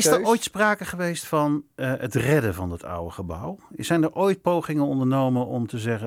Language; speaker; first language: Dutch; native; Dutch